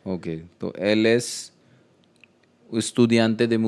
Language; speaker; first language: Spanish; non-native, learner; Hindi